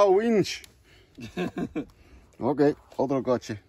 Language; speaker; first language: Spanish; non-native, learner; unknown